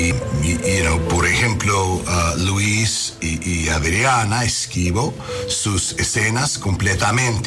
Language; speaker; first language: Spanish; non-native, learner; English